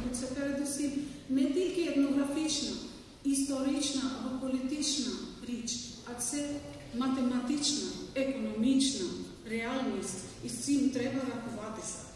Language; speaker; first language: Ukrainian; non-native, fluent; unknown